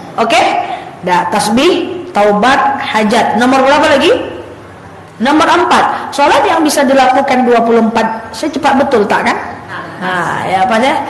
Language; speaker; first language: Indonesian; native; Indonesian